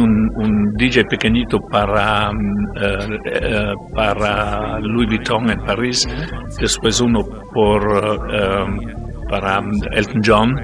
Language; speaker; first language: Spanish; non-native, learner; Italian